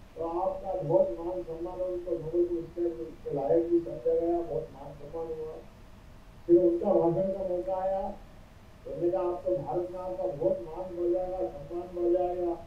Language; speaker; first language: Hindi; native; Hindi